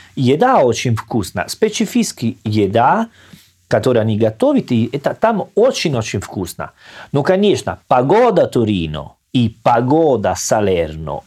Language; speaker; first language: Russian; non-native, learner; Italian